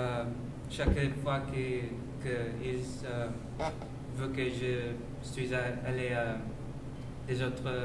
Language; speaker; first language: French; non-native, learner; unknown